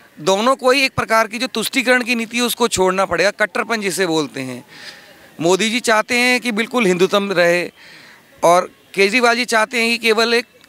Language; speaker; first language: Hindi; native; Hindi